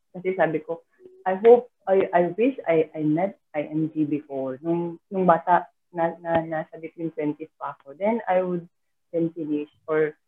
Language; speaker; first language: Filipino; non-native, local second language; Cebuano